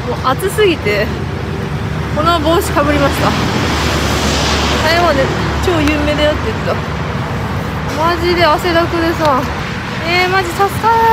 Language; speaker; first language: Japanese; native; Japanese